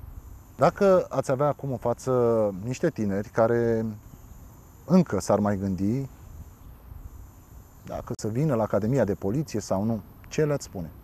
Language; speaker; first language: Romanian; native; Romanian